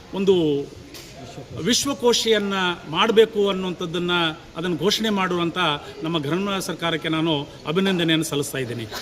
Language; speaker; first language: Kannada; non-native, local second language; Lambadi